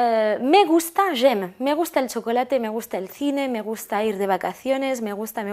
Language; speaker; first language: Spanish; non-native, fluent; French